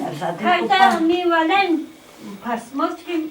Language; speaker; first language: Russian; non-native, local second language; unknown